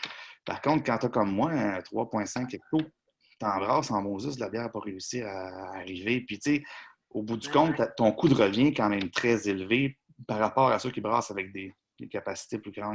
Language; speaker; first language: French; native; French